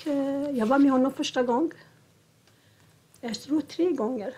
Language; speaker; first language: Swedish; non-native, learner; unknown